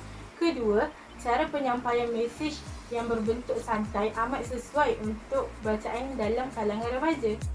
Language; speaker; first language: Malay; native; Malay